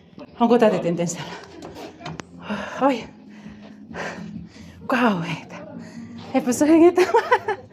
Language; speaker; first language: Finnish; non-native, learner; Filipino